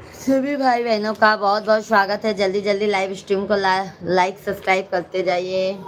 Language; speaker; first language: Hindi; native; Hindi